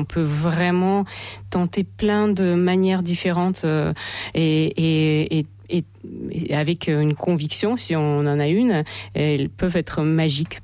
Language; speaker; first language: French; non-native, fluent; Russian